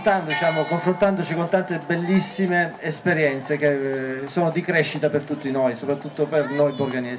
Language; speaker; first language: Italian; native; Italian